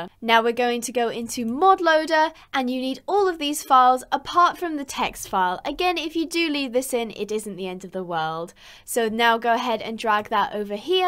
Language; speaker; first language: English; native; English